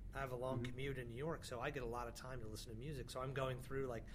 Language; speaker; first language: English; native; English